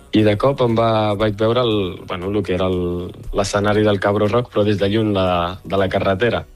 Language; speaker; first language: Catalan; early bilingual, other home language; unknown